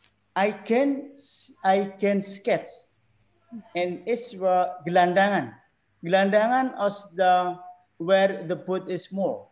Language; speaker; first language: English; non-native, learner; Indonesian